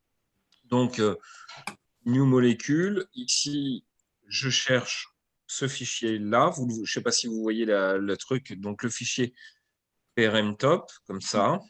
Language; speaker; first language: French; native; French